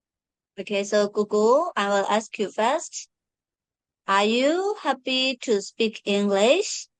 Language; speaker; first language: English; non-native, fluent; Burmese